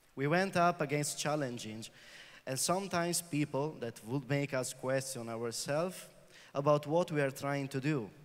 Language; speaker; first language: English; non-native, fluent; Italian